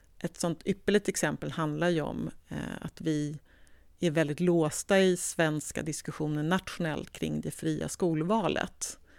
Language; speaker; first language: Swedish; native; Swedish